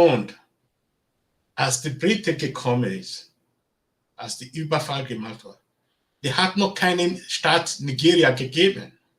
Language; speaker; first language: German; non-native, learner; Bini